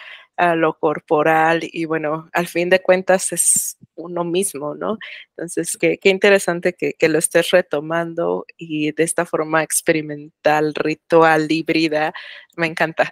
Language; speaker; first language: Spanish; native; Spanish